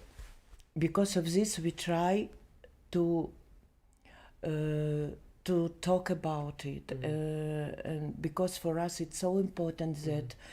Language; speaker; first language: English; non-native, learner; Belarusian